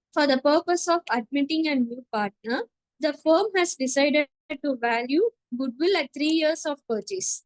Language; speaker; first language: English; non-native, local second language; Tamil